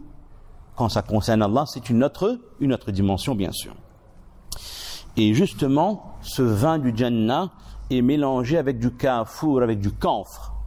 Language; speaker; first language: French; native; French